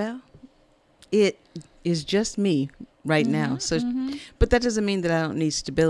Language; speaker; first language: English; native; English